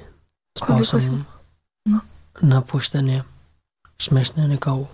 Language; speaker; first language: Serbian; non-native, learner; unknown